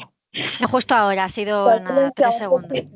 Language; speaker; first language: Spanish; native; Spanish